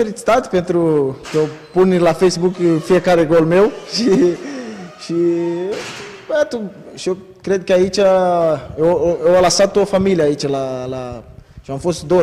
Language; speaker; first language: Romanian; non-native, learner; Portuguese